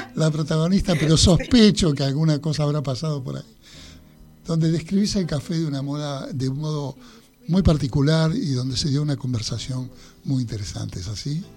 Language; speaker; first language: Spanish; native; Spanish